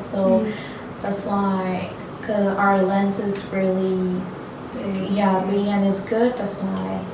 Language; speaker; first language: English; non-native, learner; Turkish